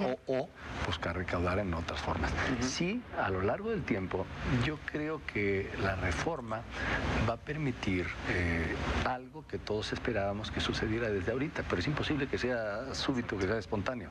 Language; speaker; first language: Spanish; native; Spanish